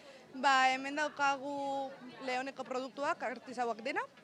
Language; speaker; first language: Basque; non-native, local second language; Spanish